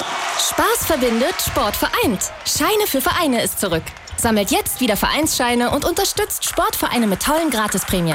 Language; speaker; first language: German; native; German